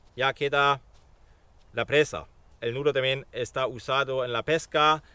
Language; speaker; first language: Spanish; non-native, fluent; German